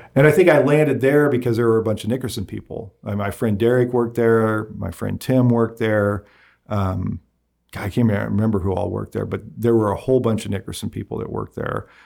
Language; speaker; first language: English; native; English